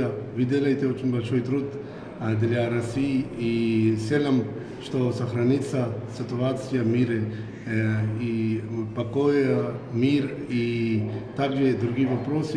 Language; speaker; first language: Russian; non-native, learner; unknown